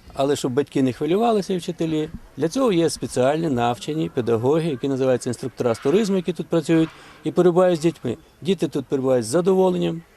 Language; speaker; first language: Ukrainian; native; Ukrainian